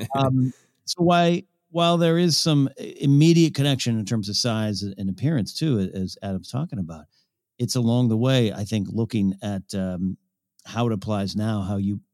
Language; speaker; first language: English; early bilingual, other home language; Ukrainian